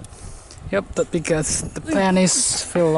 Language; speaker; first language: English; non-native, learner; Indonesian